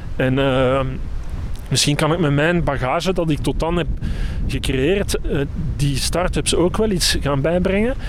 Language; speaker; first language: Dutch; native; Dutch